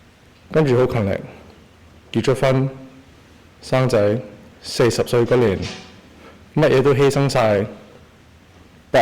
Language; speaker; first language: Cantonese; early bilingual, heritage; Cantonese